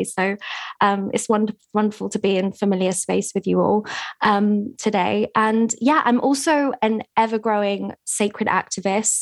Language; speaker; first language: English; native; English